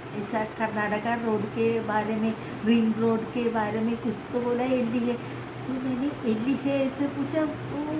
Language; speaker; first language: Hindi; non-native, local second language; Malayalam